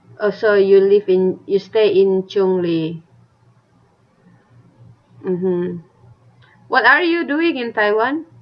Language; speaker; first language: English; non-native, fluent; Indonesian